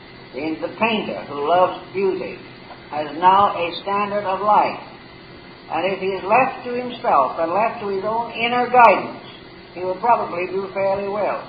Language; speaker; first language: English; native; English